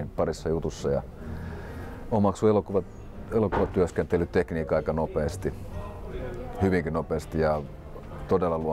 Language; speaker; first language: Finnish; native; Finnish